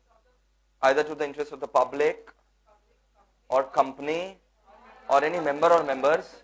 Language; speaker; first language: English; non-native, local second language; Hindi